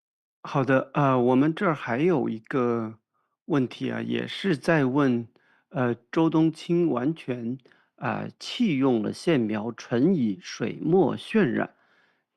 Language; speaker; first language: Chinese; native; Chinese